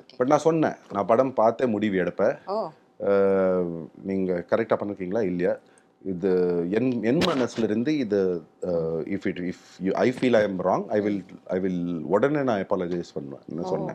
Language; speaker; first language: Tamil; non-native, local second language; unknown